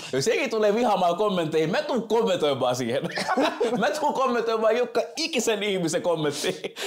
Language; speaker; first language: Finnish; native; Finnish